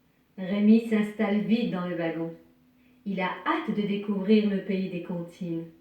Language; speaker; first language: French; native; French